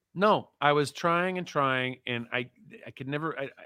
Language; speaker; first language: English; early bilingual, other home language; Turkish